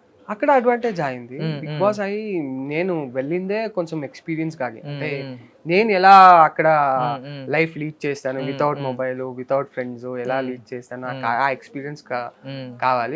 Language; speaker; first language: Telugu; non-native, learner; Kannada